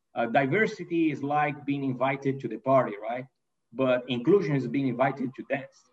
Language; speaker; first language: English; non-native, fluent; Portuguese